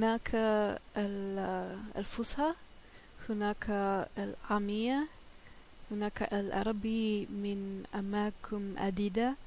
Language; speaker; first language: Arabic; non-native, learner; German